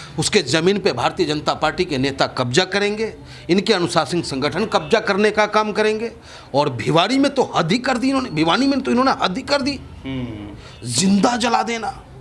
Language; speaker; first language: Hindi; native; Hindi